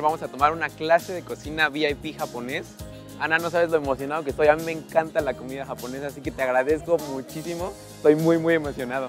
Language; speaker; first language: Spanish; native; Spanish